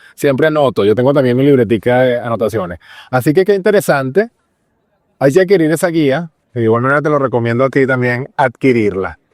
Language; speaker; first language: Spanish; native; Spanish